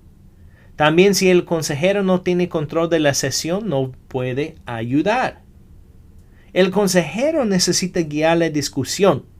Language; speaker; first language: Spanish; non-native, fluent; English